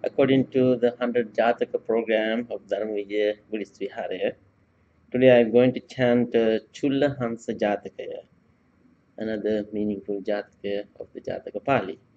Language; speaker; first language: English; non-native, local second language; Sinhala